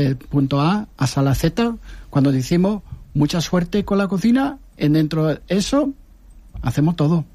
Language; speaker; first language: Spanish; early bilingual, heritage; Dutch